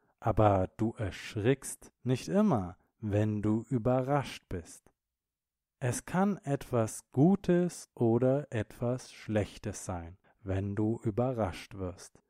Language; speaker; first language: German; native; German